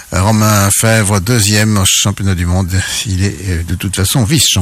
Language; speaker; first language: French; native; French